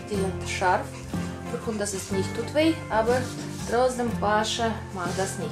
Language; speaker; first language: German; non-native, learner; Russian